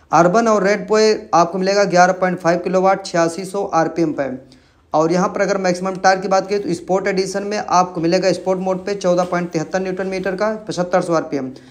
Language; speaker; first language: Hindi; native; Hindi